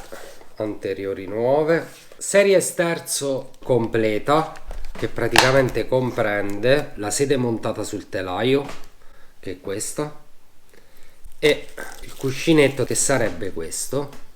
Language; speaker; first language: Italian; native; Italian